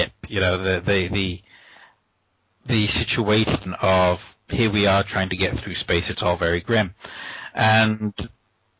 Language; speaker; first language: English; native; English